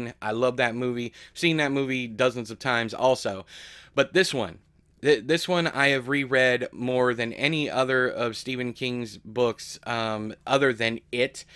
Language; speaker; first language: English; native; English